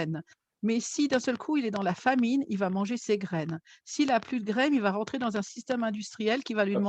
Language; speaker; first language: French; native; French